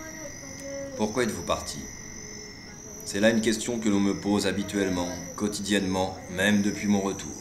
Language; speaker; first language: French; native; French